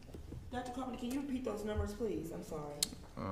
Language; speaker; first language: English; native; English